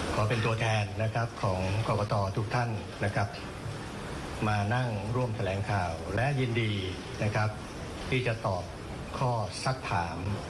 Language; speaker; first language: Thai; native; Thai